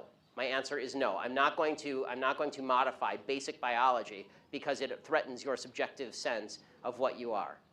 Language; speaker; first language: English; native; English